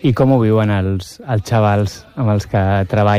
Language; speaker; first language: Catalan; native; Catalan